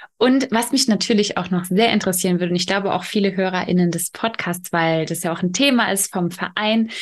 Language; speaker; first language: German; early bilingual, other home language; Polish